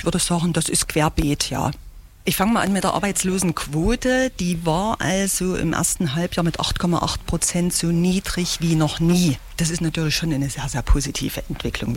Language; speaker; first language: German; native; German